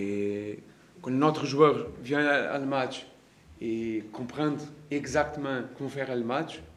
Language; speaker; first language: French; non-native, learner; Portuguese